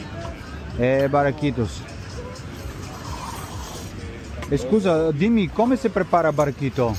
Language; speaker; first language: Italian; non-native, learner; Bulgarian